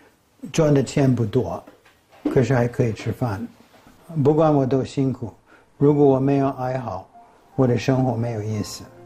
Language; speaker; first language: Chinese; non-native, fluent; English